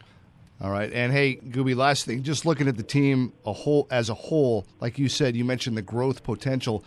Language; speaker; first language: English; native; English